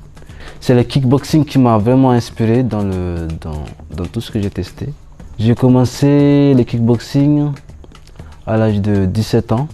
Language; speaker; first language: French; non-native, local second language; Malagasy